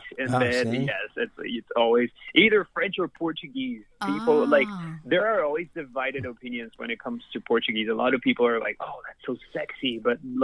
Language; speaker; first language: English; non-native, fluent; Portuguese